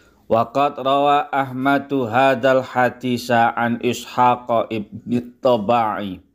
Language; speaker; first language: Arabic; non-native, fluent; Indonesian